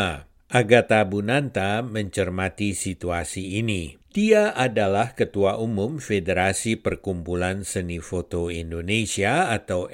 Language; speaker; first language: Indonesian; native; Indonesian